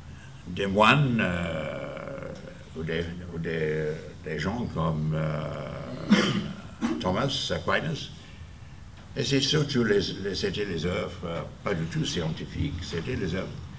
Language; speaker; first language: French; non-native, fluent; English